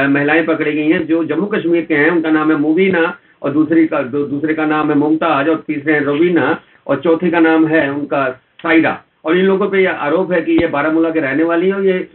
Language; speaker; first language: Hindi; native; Hindi